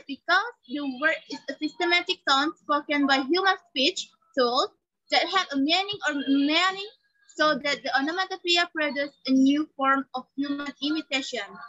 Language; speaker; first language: English; non-native, learner; Indonesian